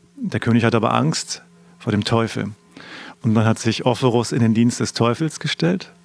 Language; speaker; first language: German; native; German